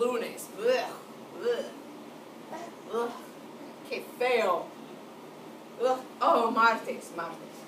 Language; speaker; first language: Spanish; non-native, fluent; English